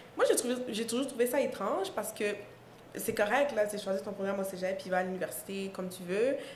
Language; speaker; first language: French; non-native, local second language; Mossi